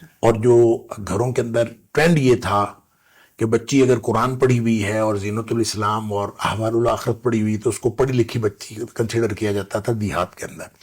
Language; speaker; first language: Urdu; non-native, local second language; Punjabi